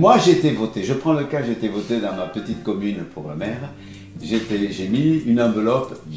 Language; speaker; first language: French; native; French